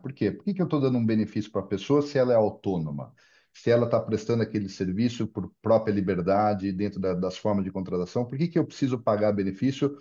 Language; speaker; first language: Portuguese; native; Portuguese